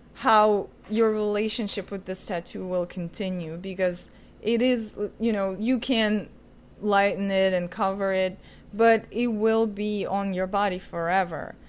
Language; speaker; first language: English; non-native, fluent; Ukrainian